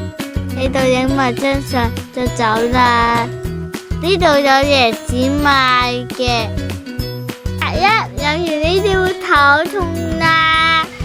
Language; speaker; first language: Chinese; native; Chinese